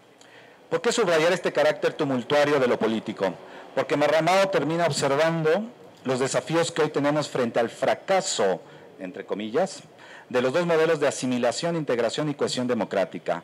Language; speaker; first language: Spanish; native; Spanish